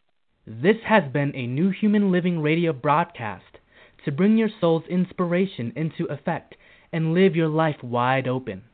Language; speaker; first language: English; native; English